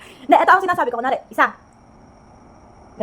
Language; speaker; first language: Filipino; native; Filipino